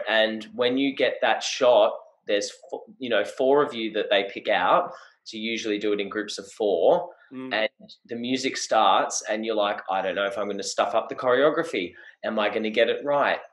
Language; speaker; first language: English; native; English